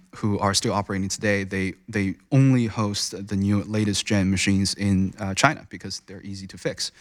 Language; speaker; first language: English; non-native, fluent; Chinese